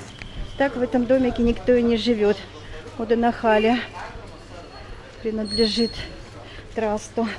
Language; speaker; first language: Russian; native; Russian